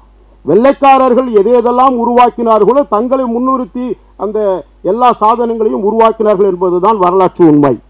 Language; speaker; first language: Tamil; native; Tamil